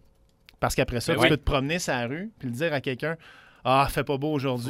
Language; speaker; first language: French; native; French